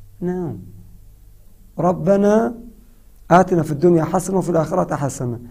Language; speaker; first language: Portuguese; non-native, fluent; Persian